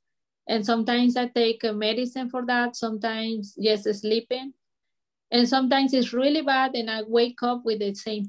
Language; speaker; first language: English; non-native, learner; Spanish